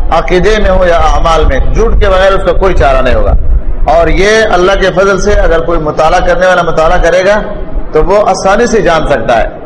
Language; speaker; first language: Urdu; non-native, local second language; Pashto